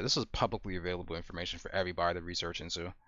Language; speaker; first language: English; native; English